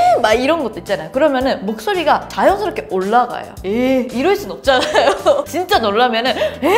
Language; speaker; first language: Korean; non-native, fluent; Japanese